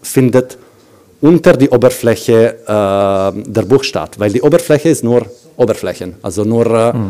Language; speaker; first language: German; non-native, fluent; Italian